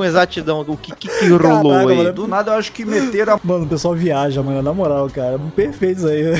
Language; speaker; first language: Portuguese; native; Portuguese